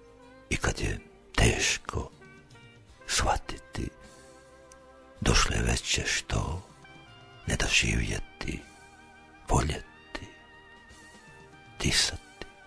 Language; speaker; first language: Serbian; native; Serbian